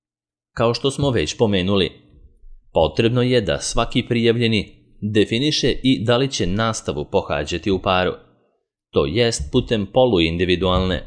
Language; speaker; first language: Serbian; native; Serbian